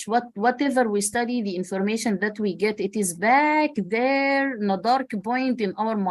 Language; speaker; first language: English; non-native, fluent; Arabic